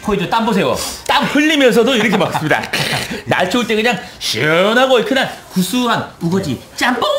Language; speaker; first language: Korean; native; Korean